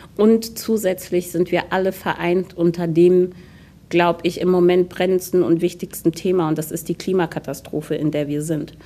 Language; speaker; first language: German; early bilingual, other home language; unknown